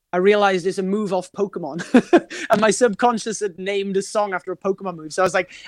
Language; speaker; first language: English; native; English